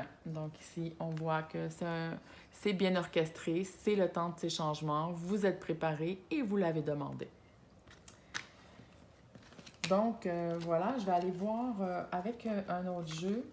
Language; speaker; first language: French; native; French